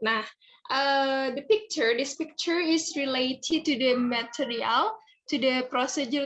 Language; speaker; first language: English; non-native, fluent; Indonesian